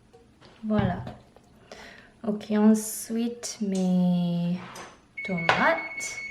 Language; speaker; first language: French; non-native, learner; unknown